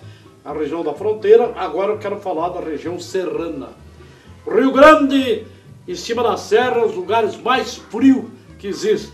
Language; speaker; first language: Portuguese; native; Portuguese